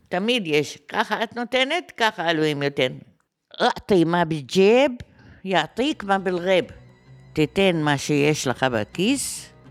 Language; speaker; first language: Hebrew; non-native, fluent; Arabic